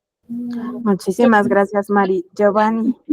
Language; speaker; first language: Spanish; native; Spanish